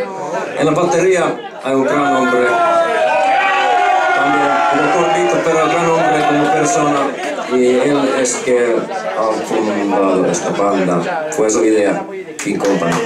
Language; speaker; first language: Spanish; non-native, fluent; Finnish